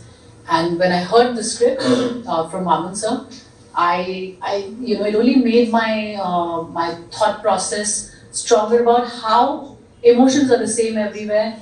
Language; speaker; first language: English; non-native, local second language; Hindi